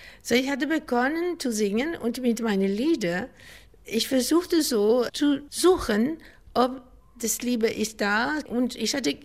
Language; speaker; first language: German; non-native, learner; Greek